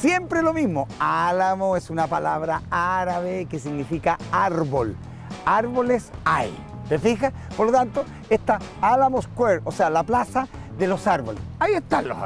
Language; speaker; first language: Spanish; native; Spanish